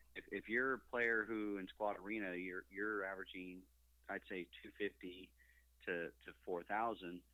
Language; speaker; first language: English; native; English